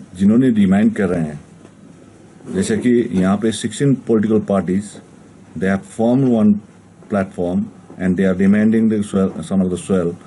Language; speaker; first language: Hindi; non-native, local second language; Nepali